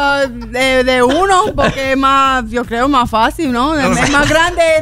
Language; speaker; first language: Spanish; early bilingual, heritage; English